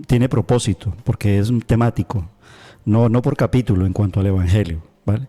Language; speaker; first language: Spanish; native; Spanish